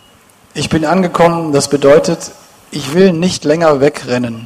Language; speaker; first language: German; native; German